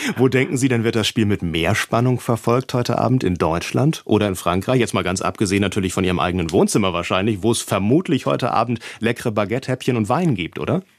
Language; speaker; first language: German; native; German